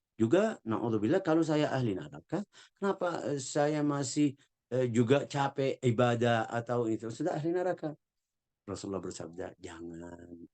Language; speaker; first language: Indonesian; non-native, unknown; Arabic